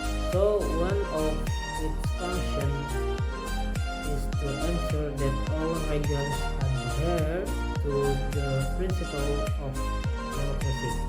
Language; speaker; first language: English; non-native, learner; Indonesian